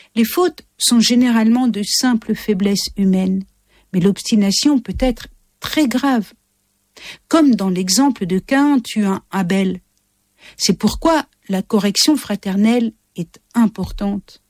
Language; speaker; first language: French; native; French